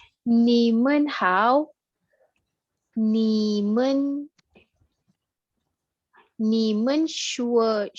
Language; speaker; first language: Chinese; non-native, learner; Malay